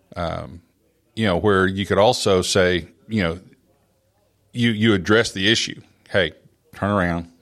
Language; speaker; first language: English; native; English